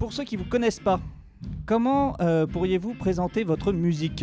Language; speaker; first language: French; native; French